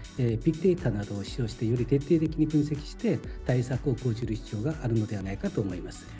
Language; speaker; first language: Japanese; non-native, fluent; Korean